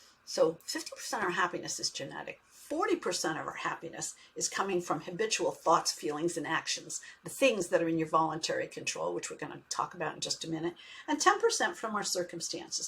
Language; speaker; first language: English; native; English